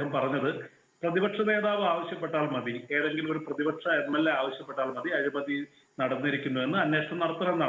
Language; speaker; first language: Malayalam; native; Malayalam